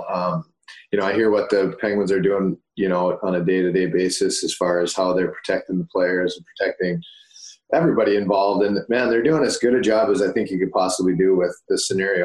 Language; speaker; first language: English; native; English